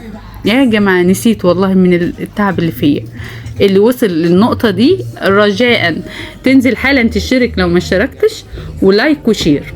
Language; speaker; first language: Arabic; native; Arabic